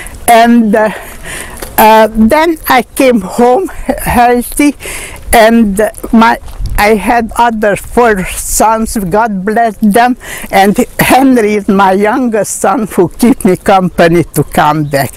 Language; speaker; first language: English; non-native, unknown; Hungarian